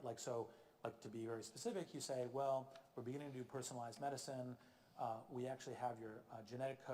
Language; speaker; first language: English; native; English